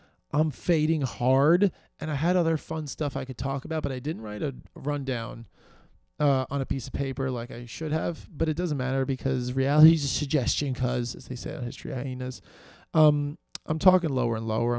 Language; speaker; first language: English; native; English